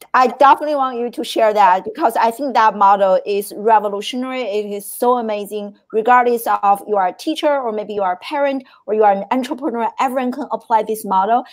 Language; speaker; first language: English; non-native, fluent; Chinese